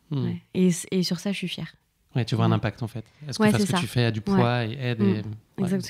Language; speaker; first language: French; native; French